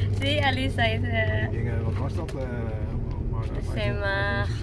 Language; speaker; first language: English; non-native, local second language; Filipino